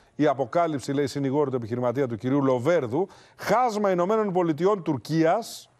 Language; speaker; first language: Greek; native; Greek